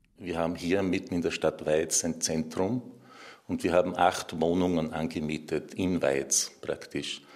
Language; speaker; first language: German; native; German